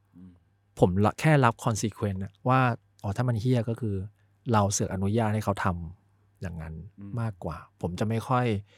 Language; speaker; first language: Thai; early bilingual, other home language; Chinese